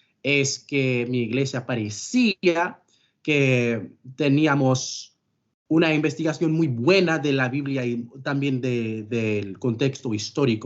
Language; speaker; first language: Spanish; non-native, fluent; English